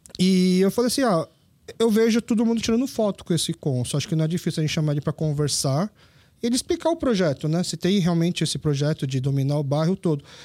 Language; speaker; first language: Portuguese; early bilingual, other home language; Korean